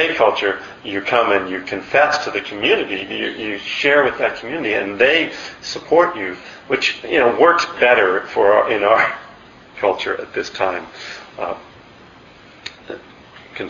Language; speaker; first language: English; native; English